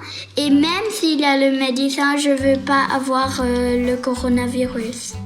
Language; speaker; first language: French; non-native, learner; English